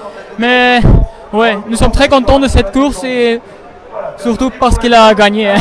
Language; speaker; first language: French; non-native, learner; Dutch